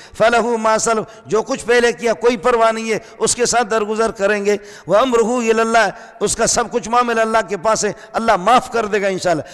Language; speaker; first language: Urdu; non-native, local second language; Brahui